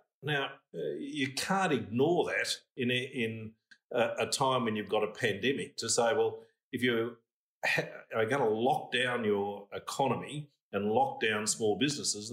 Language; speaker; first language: English; native; English